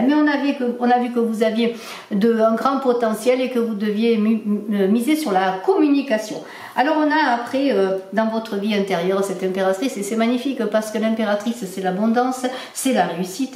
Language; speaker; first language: French; native; French